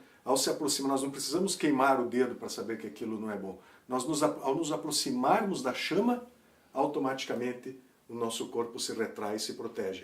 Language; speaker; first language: Portuguese; native; Portuguese